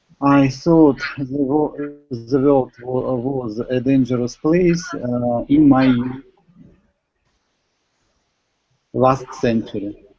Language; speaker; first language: English; non-native, learner; Russian